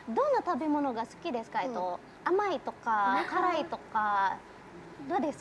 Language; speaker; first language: Japanese; non-native, learner; Indonesian